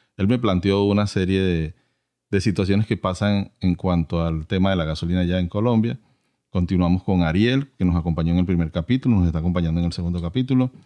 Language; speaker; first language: Spanish; native; Spanish